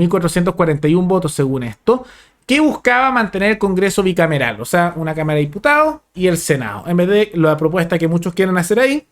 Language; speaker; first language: Spanish; native; Spanish